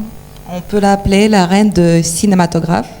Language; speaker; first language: French; non-native, fluent; Ukrainian